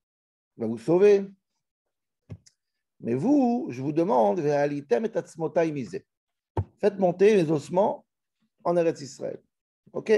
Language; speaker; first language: French; native; French